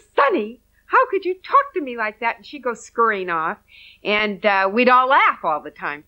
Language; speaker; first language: English; native; English